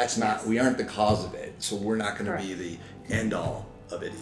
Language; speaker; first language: English; native; English